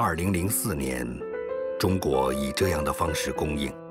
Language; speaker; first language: Chinese; native; Chinese